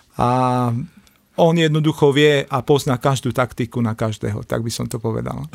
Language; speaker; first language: Slovak; native; Slovak